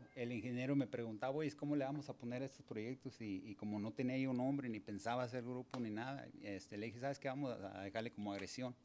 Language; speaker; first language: Spanish; early bilingual, heritage; Spanish